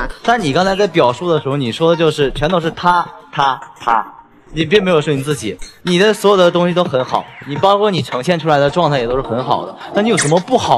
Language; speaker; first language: Chinese; native; Chinese